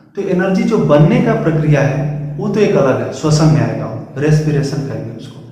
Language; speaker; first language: Hindi; native; Hindi